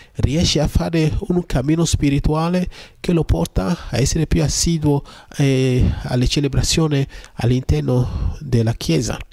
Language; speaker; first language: Italian; non-native, fluent; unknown